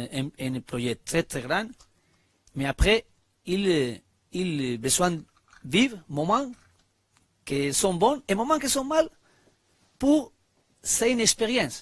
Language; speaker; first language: French; non-native, learner; Spanish